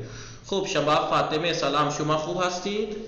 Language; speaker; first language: Persian; non-native, fluent; Urdu